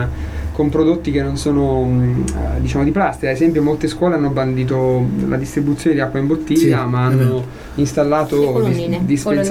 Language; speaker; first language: Italian; native; Italian